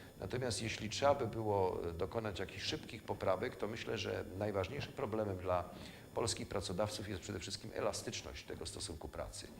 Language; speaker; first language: Polish; native; Polish